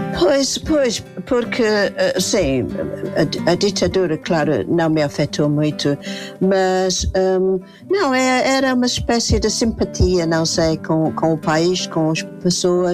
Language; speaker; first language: Portuguese; non-native, fluent; English